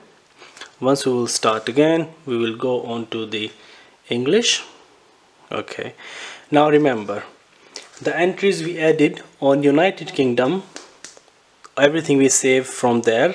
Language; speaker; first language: English; non-native, fluent; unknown